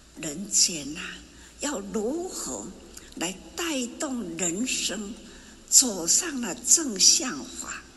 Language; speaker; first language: Chinese; non-native, local second language; Min Nan Chinese